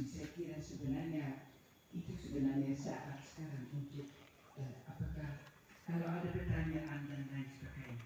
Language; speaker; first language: Indonesian; non-native, fluent; Dutch